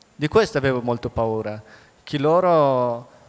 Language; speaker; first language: Italian; early bilingual, other home language; Persian